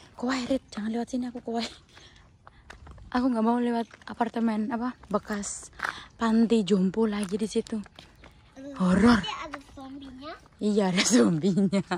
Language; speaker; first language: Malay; non-native, local second language; Javanese